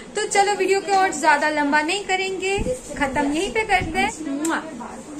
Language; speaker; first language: Hindi; non-native, local second language; Bangla